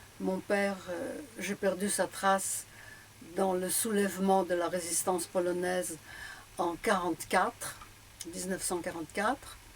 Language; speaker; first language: French; early bilingual, other home language; Polish